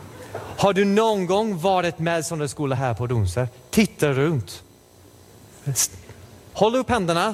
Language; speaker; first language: Swedish; non-native, fluent; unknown